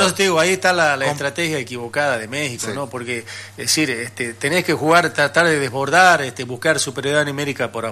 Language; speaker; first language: Spanish; native; Spanish